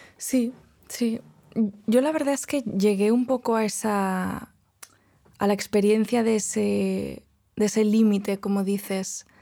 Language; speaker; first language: Spanish; non-native, local second language; Catalan